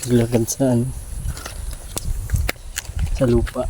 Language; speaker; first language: Filipino; non-native, local second language; Bikol